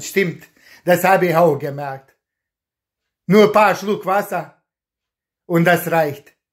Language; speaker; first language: German; non-native, learner; Bosnian